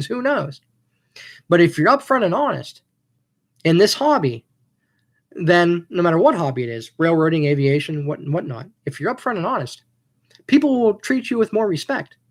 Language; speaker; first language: English; native; English